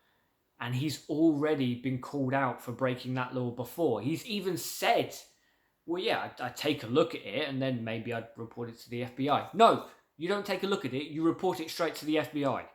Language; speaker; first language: English; native; English